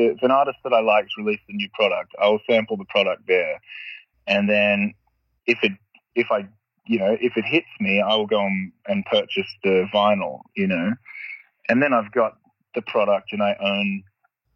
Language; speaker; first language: English; native; English